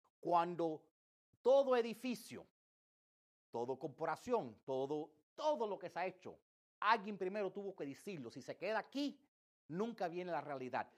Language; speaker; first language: Spanish; early bilingual, heritage; English